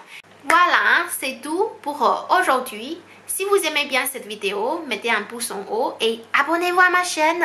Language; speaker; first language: French; non-native, fluent; Chinese